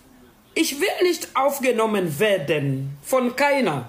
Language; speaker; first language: German; non-native, learner; Swahili